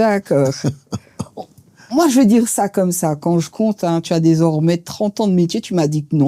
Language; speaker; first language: French; native; French